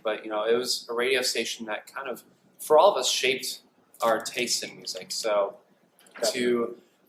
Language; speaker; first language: English; native; English